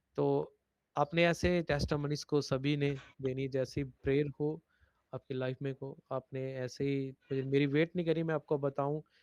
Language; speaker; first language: Hindi; non-native, local second language; Punjabi